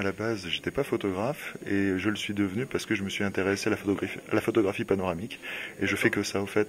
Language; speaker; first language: French; native; French